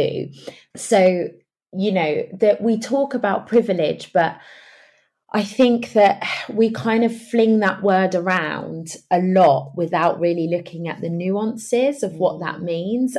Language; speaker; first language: English; native; English